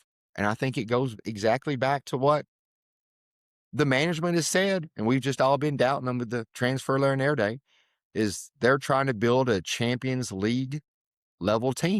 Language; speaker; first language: English; native; English